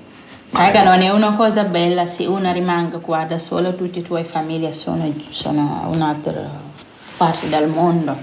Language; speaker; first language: Italian; non-native, learner; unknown